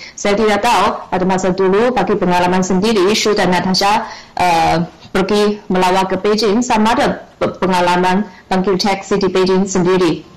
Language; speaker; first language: Malay; non-native, learner; Chinese